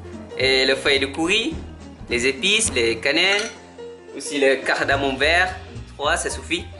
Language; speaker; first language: French; non-native, learner; Malay